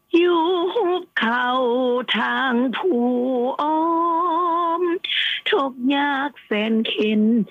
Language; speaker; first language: Thai; non-native, local second language; Northeastern Thai